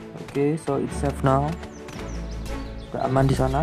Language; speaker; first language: English; non-native, learner; Indonesian